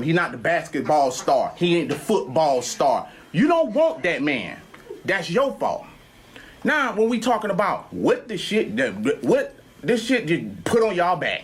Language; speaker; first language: English; native; English